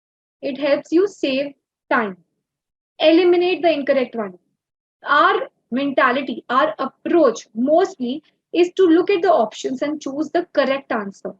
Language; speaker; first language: English; non-native, local second language; Hindi